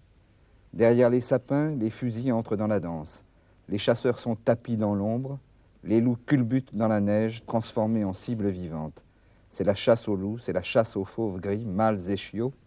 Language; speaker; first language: French; native; French